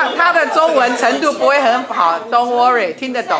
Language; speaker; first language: Chinese; native; Chinese